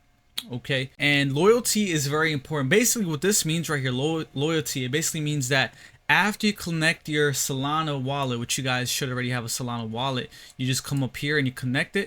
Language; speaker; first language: English; native; English